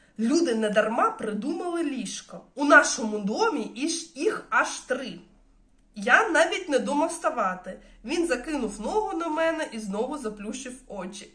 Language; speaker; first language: Ukrainian; non-native, local second language; Russian